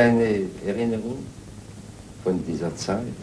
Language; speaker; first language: German; non-native, fluent; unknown